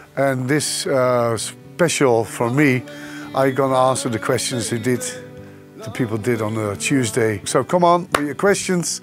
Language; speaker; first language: English; non-native, fluent; Dutch